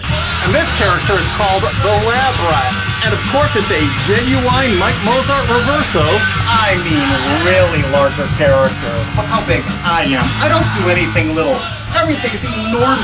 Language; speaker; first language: English; native; English